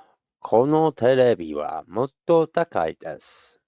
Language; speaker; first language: Japanese; non-native, learner; English